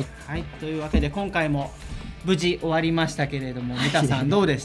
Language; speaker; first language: Japanese; native; Japanese